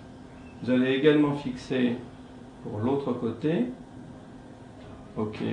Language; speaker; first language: French; native; French